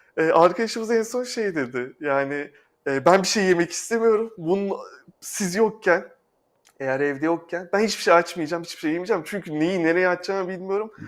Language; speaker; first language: Turkish; native; Turkish